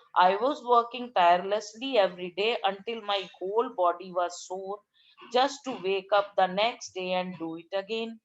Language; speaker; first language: English; non-native, local second language; Punjabi